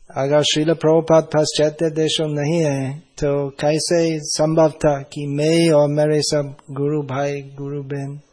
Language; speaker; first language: Hindi; non-native, fluent; English